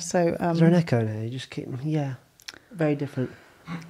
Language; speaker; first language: English; native; English